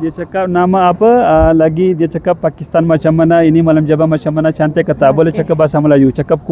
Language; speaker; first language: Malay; non-native, fluent; Pashto